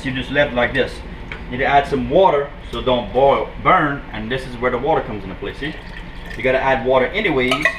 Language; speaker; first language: English; native; English